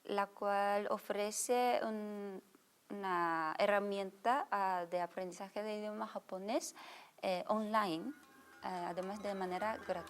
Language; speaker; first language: Spanish; non-native, fluent; Japanese